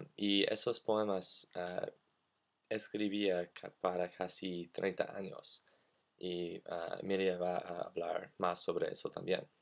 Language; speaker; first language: Spanish; non-native, learner; English